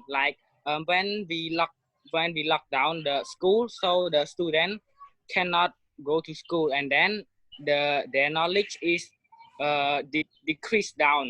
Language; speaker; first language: English; non-native, learner; Khmer